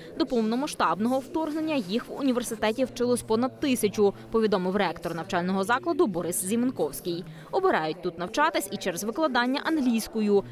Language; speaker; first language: Ukrainian; native; Ukrainian